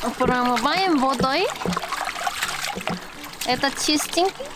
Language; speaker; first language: Russian; non-native, learner; Korean